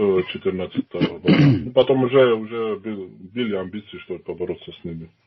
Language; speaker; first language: Russian; non-native, fluent; Georgian